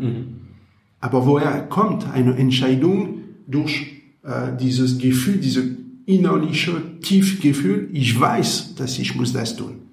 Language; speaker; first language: German; non-native, learner; French